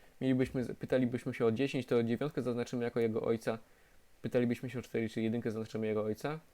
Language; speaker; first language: Polish; native; Polish